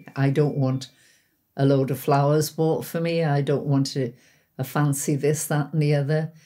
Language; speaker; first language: English; native; English